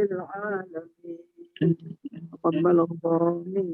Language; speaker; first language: Arabic; non-native, fluent; Malay